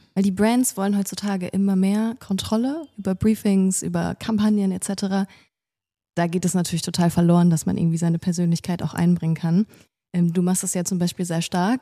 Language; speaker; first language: German; native; German